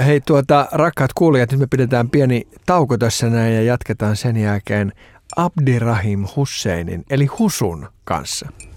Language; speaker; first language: Finnish; native; Finnish